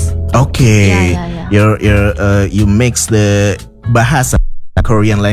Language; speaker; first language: English; non-native, fluent; Indonesian